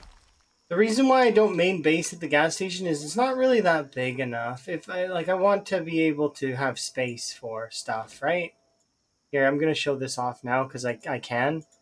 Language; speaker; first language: English; native; English